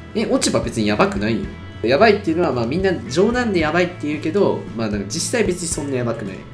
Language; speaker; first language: Japanese; native; Japanese